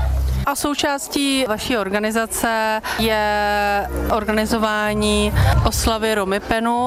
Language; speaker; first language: Czech; native; Czech